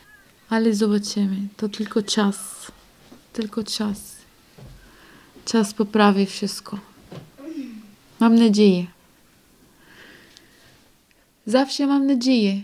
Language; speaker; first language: Polish; non-native, learner; Arabic